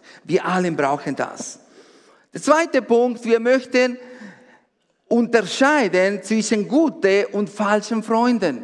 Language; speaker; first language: German; non-native, fluent; Spanish